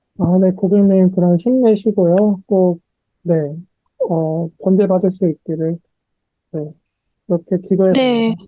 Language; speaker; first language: Korean; native; Korean